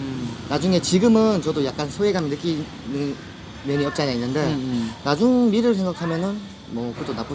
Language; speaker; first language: Korean; native; Korean